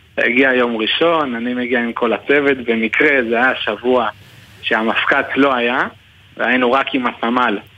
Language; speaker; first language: Hebrew; native; Hebrew